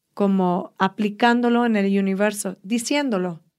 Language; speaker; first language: Spanish; early bilingual, heritage; Spanish